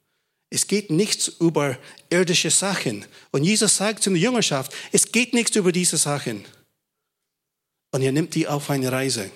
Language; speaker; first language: German; non-native, fluent; English